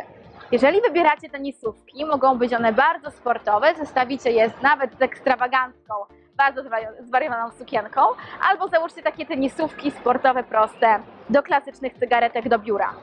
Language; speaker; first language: Polish; native; Polish